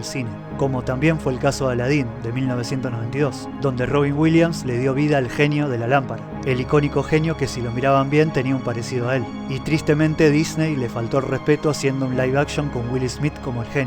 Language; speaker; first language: Spanish; native; Spanish